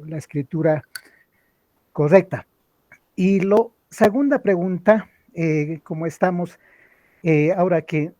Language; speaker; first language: Spanish; non-native, local second language; Aymara